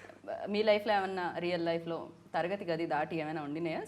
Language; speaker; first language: Telugu; native; Telugu